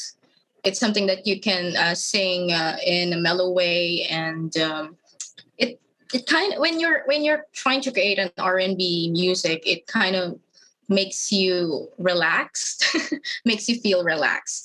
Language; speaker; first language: English; non-native, local second language; Filipino